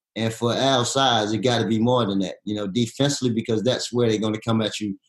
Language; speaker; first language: English; native; English